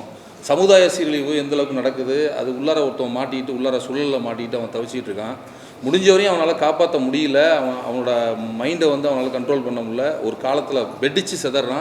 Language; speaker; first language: Tamil; native; Tamil